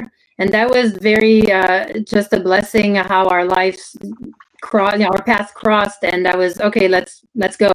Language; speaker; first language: English; non-native, fluent; French